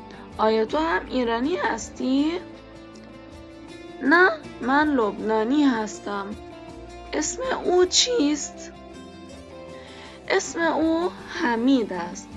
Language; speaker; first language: Persian; non-native, fluent; Arabic